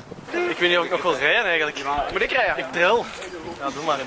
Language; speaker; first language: Dutch; native; Dutch